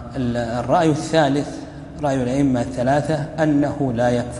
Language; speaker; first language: Arabic; native; Arabic